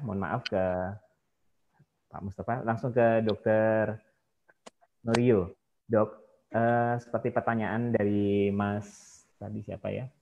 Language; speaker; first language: Indonesian; native; Indonesian